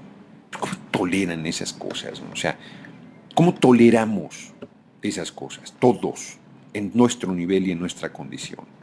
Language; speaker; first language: Spanish; native; Spanish